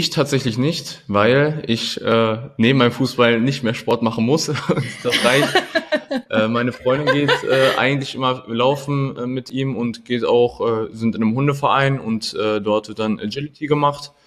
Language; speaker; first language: German; native; German